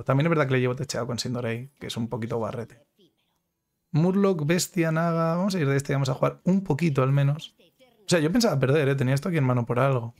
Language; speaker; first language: Spanish; native; Spanish